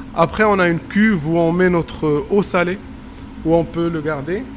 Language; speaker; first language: French; non-native, local second language; Arabic